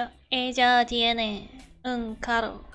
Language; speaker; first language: Spanish; non-native, learner; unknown